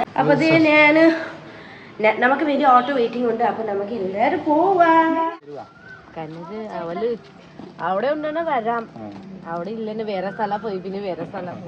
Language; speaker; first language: Malayalam; non-native, learner; Nepali